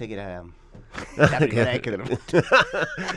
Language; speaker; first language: Spanish; native; Spanish